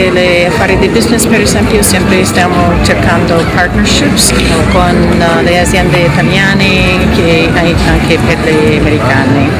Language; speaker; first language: Italian; non-native, fluent; English